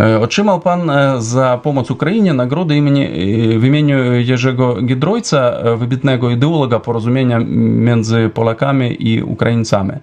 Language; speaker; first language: Polish; non-native, fluent; Ukrainian